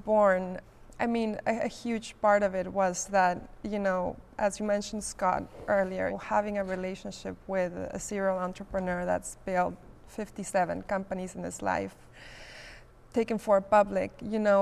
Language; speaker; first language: English; non-native, fluent; Spanish